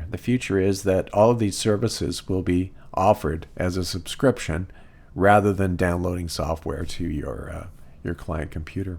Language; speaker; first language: English; native; English